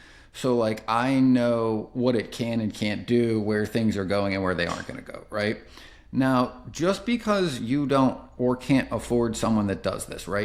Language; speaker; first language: English; native; English